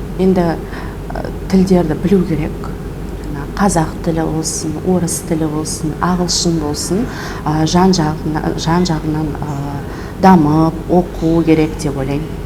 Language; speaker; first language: Kazakh; non-native, local second language; Russian